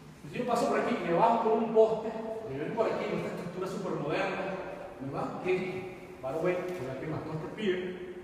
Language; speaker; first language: Spanish; native; Spanish